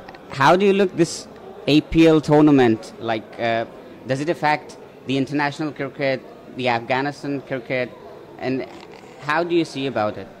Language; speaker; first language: English; non-native, fluent; Persian